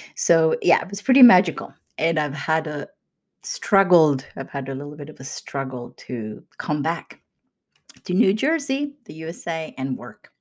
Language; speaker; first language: English; non-native, fluent; Swedish